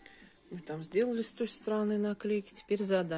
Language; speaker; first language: Russian; native; Russian